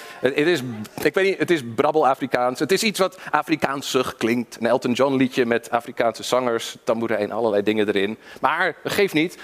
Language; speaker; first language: Dutch; early bilingual, other home language; English